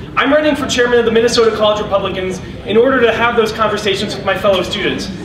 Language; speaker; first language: English; native; English